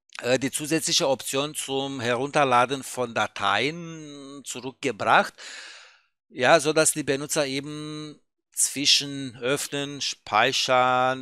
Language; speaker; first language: German; native; German